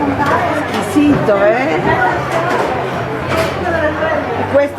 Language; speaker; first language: Italian; non-native, learner; Spanish